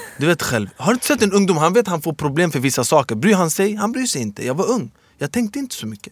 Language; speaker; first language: Swedish; early bilingual, other home language; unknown